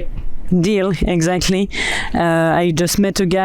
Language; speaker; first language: English; non-native, fluent; French